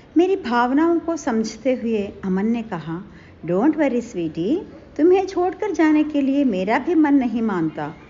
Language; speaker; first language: Hindi; non-native, local second language; Telugu